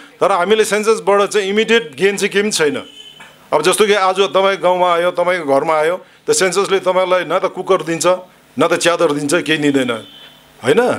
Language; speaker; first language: Nepali; native; Nepali